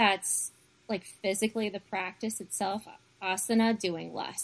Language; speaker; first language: English; native; English